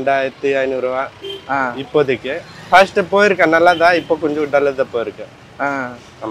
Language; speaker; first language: Tamil; non-native, learner; Hindi